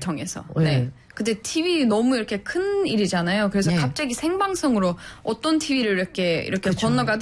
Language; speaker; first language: Korean; non-native, fluent; Turkish